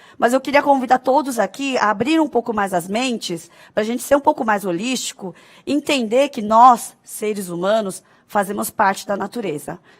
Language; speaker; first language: Portuguese; early bilingual, other home language; Korean